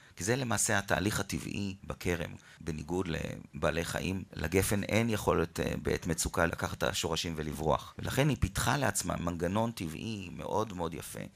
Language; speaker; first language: Hebrew; native; Hebrew